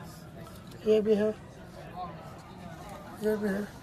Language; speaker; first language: Hindi; non-native, learner; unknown